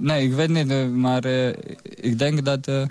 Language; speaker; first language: Dutch; non-native, learner; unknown